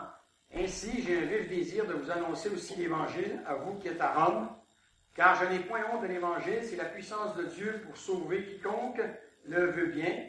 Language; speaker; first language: French; native; French